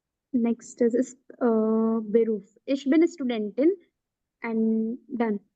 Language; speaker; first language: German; non-native, learner; Hindi